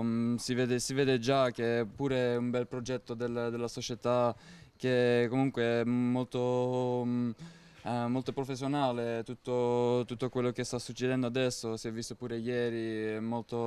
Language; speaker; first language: Italian; non-native, fluent; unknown